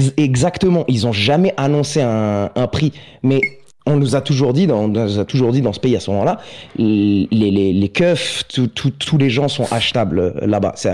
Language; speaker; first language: French; native; French